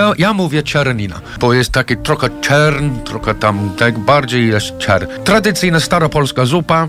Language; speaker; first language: Polish; non-native, fluent; English